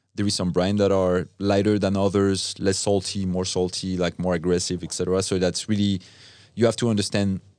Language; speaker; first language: English; non-native, fluent; French